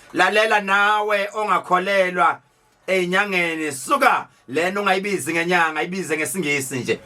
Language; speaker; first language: Zulu; native; Zulu